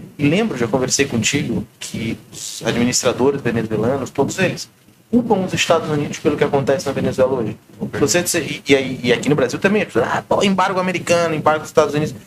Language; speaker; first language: Portuguese; native; Portuguese